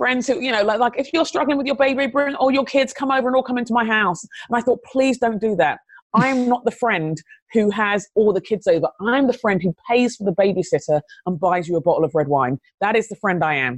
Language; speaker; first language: English; native; English